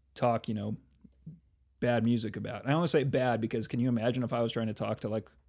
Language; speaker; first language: English; native; English